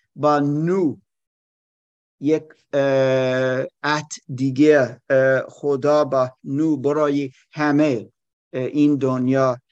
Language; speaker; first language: Persian; non-native, learner; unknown